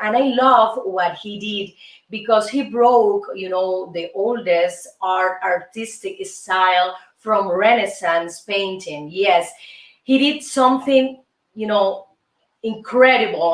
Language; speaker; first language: English; non-native, fluent; Spanish